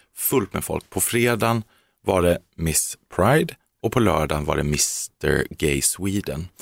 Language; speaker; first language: Swedish; native; Swedish